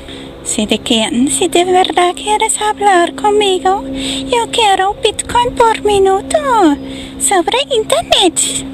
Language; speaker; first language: Spanish; non-native, fluent; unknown